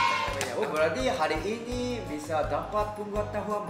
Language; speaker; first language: Indonesian; non-native, learner; Japanese